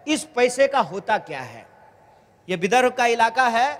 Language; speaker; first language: Hindi; native; Hindi